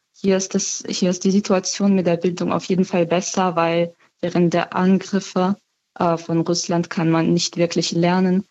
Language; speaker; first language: German; non-native, fluent; Ukrainian